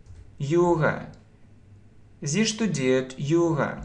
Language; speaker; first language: German; non-native, fluent; Russian